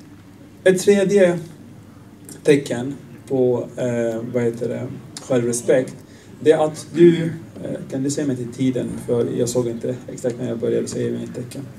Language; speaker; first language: Swedish; non-native, fluent; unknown